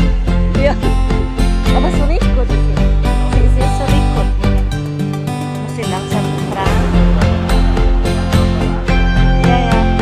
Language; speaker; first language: German; non-native, learner; Filipino